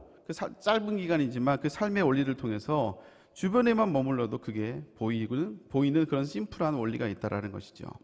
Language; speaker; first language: Korean; native; Korean